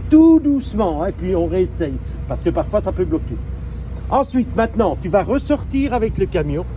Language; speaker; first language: French; native; French